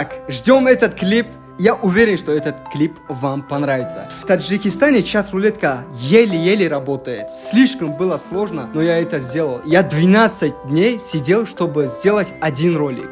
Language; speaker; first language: Russian; non-native, local second language; Tajik